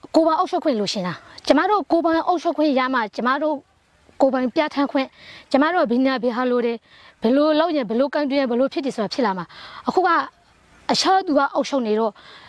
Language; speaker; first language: Burmese; native; Burmese